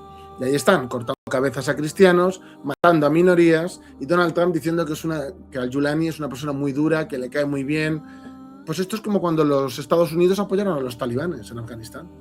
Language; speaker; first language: Spanish; native; Spanish